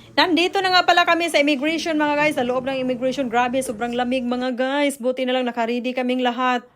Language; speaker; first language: Filipino; non-native, local second language; Cebuano